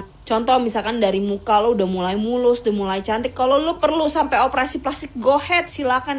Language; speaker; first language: Indonesian; native; Indonesian